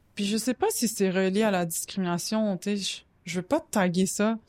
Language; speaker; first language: French; native; French